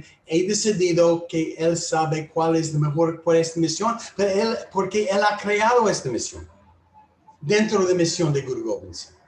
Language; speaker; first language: Spanish; non-native, learner; English